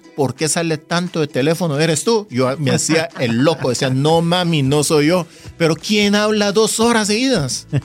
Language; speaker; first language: Spanish; non-native, fluent; Korean